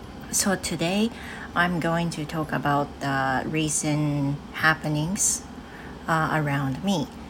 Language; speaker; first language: English; non-native, fluent; Japanese